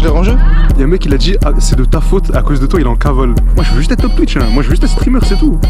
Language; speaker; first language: French; native; French